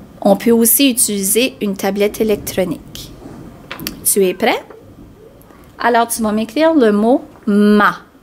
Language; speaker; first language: French; native; French